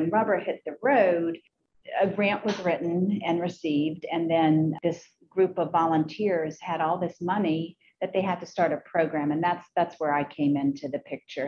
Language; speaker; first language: English; native; English